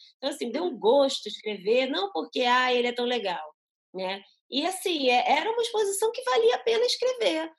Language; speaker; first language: Portuguese; early bilingual, other home language; Spanish